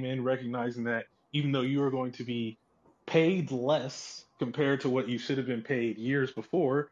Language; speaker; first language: English; native; English